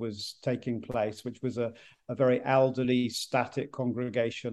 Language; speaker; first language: English; native; English